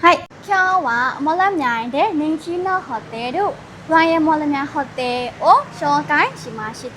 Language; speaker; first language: Japanese; non-native, learner; Burmese